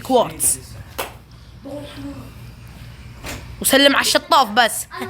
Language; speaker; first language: Arabic; native; Arabic